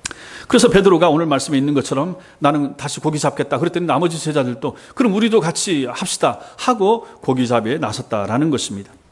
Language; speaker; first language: Korean; native; Korean